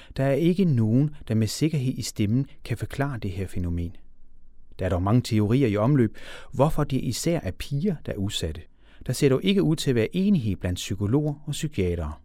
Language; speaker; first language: Danish; native; Danish